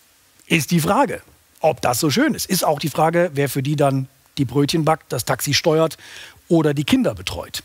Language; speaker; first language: German; native; German